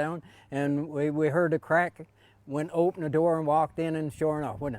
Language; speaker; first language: English; native; English